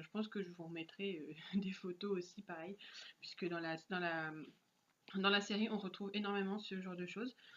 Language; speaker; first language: French; native; French